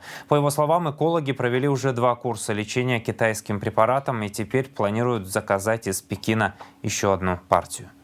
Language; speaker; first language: Russian; native; Russian